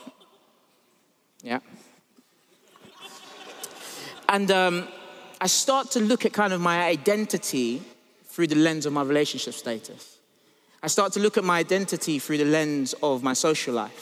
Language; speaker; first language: English; native; English